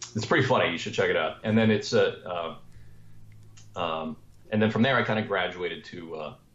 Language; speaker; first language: English; native; English